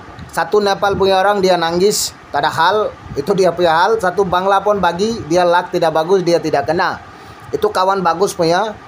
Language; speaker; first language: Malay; non-native, learner; Bangla